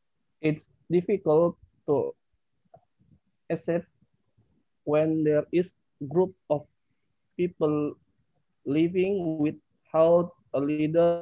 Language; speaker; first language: English; non-native, learner; Indonesian